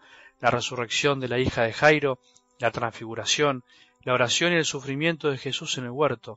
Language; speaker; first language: Spanish; native; Spanish